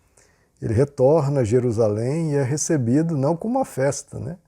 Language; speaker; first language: Portuguese; native; Portuguese